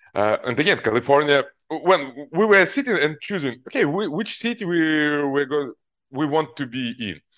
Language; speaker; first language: English; non-native, fluent; Russian